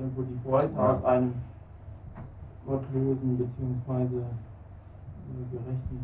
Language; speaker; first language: German; native; German